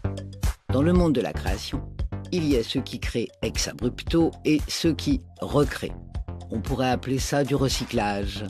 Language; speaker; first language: French; native; French